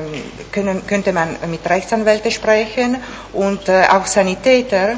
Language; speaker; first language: German; non-native, fluent; Italian